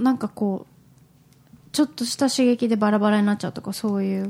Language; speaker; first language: Japanese; early bilingual, heritage; Japanese